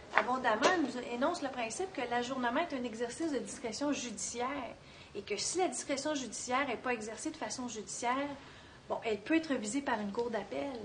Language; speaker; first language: French; native; French